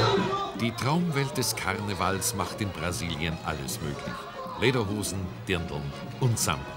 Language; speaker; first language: German; native; German